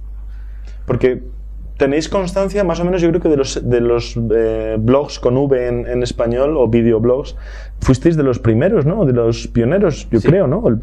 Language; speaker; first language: Spanish; native; Spanish